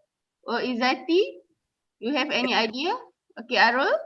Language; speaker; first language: English; non-native, local second language; Malay